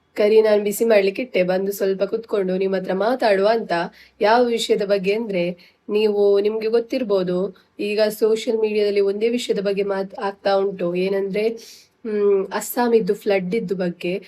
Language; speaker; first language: Kannada; non-native, local second language; Tulu